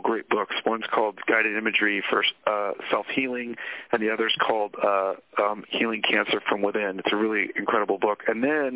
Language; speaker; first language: English; native; English